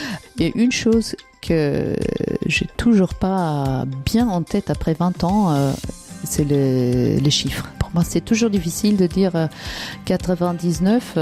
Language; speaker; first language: French; non-native, fluent; German